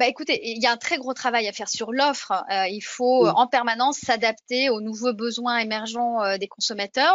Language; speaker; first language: French; native; French